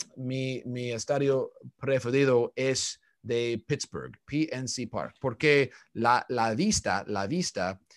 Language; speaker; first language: Spanish; non-native, fluent; English